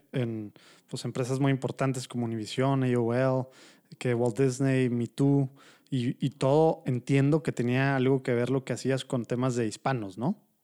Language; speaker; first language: Spanish; native; Spanish